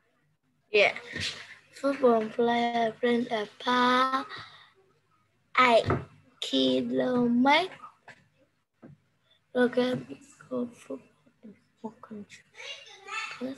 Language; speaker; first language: English; non-native, learner; Vietnamese